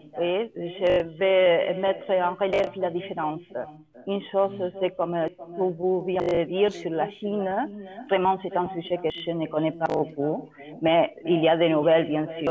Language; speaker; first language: French; non-native, learner; Spanish